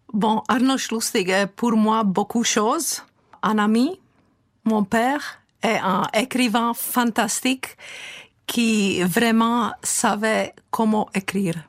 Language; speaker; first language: French; non-native, fluent; Czech